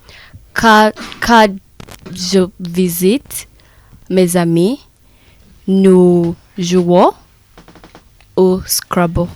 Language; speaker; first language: French; non-native, learner; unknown